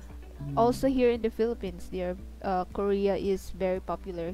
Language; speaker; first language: English; non-native, fluent; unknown